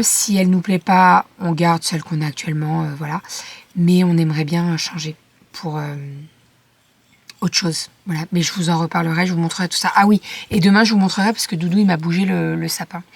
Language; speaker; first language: French; native; French